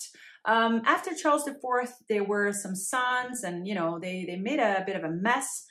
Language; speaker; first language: English; non-native, fluent; Dutch